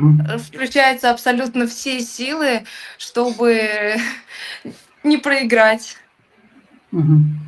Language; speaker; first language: Russian; native; Russian